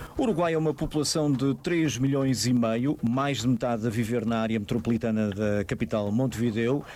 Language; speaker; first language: Portuguese; native; Portuguese